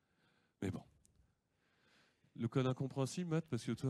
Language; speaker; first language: French; native; French